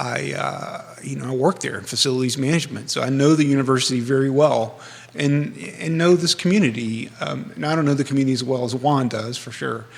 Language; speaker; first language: English; native; English